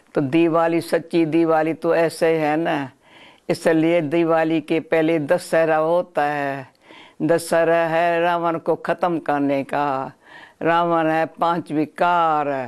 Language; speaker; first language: Urdu; non-native, local second language; Sindhi